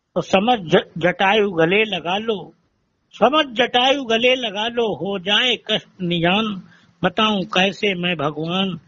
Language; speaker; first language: Hindi; native; Hindi